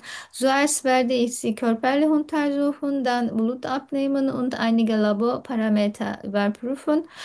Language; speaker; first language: German; non-native, learner; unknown